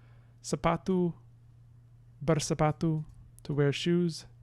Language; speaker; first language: Indonesian; non-native, learner; English